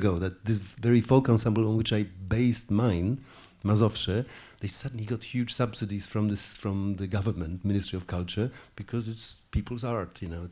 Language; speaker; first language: English; non-native, fluent; Polish